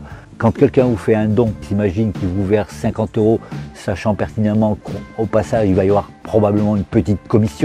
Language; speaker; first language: French; native; French